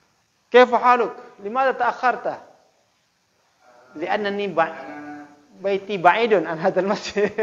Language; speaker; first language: Arabic; non-native, fluent; Indonesian